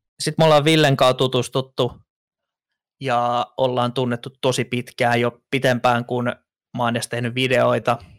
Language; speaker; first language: Finnish; native; Finnish